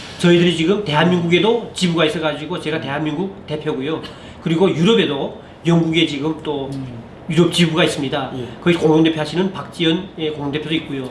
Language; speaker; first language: Korean; native; Korean